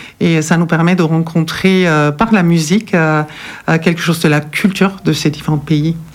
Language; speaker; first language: French; non-native, fluent; German